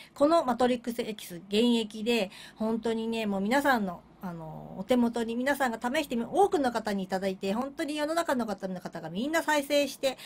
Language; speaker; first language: Japanese; native; Japanese